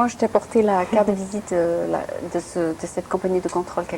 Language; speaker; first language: French; native; French